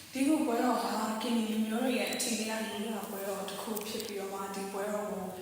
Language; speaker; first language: Burmese; non-native, local second language; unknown